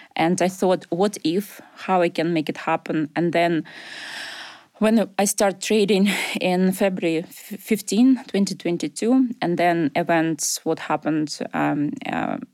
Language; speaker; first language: English; non-native, fluent; Ukrainian